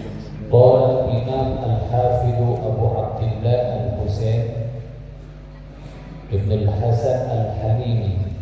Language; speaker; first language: Arabic; non-native, fluent; Madurese